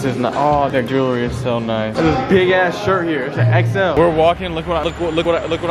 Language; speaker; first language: English; native; English